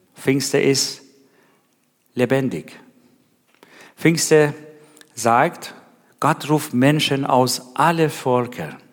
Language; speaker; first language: German; non-native, learner; Persian